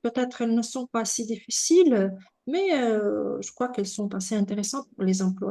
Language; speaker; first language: French; non-native, fluent; Russian